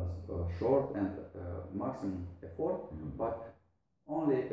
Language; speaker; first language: English; non-native, learner; Romanian